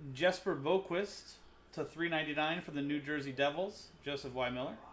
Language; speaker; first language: English; native; English